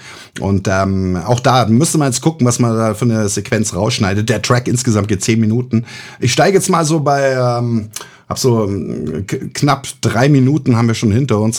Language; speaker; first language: German; native; German